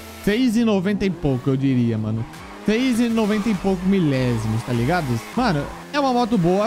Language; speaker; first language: Portuguese; native; Portuguese